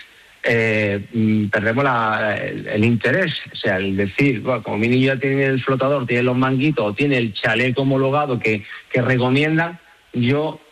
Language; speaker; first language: Spanish; native; Spanish